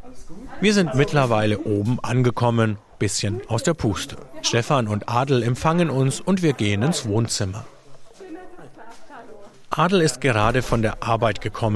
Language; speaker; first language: German; native; German